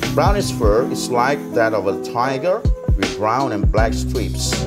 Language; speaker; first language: English; non-native, fluent; Indonesian